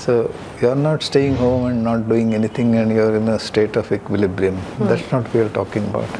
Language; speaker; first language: English; non-native, local second language; Marathi